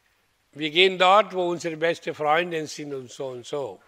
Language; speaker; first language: German; non-native, fluent; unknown